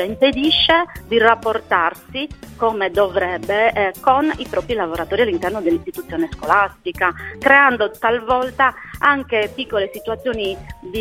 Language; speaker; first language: Italian; native; Italian